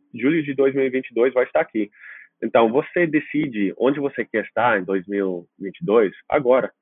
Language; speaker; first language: Portuguese; non-native, fluent; English